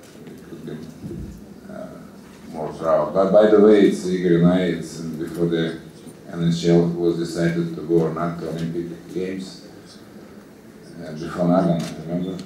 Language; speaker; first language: English; non-native, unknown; Russian